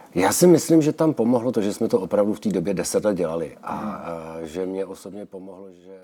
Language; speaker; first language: Czech; native; Czech